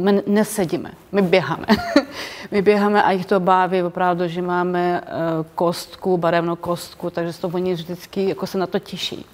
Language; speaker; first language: Czech; non-native, fluent; Ukrainian